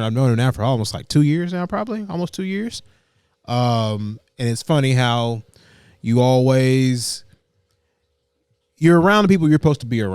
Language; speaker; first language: English; native; English